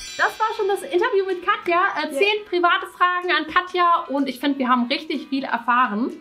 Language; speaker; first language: German; native; German